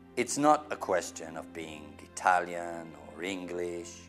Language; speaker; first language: English; native; English